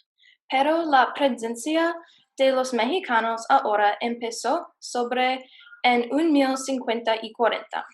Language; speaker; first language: Spanish; non-native, learner; English